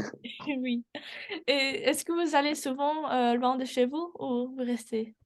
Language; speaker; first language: French; non-native, learner; English